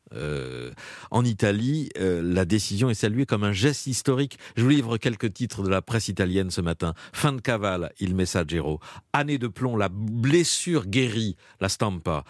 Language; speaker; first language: French; native; French